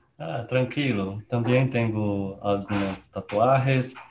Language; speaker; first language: Spanish; non-native, learner; Portuguese